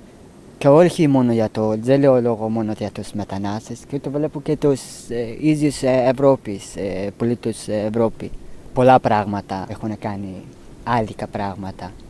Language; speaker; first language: Greek; non-native, learner; Persian